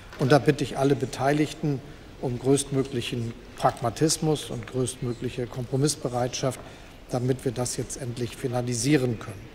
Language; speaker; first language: German; native; German